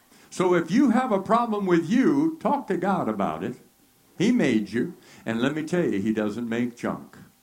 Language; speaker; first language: English; native; English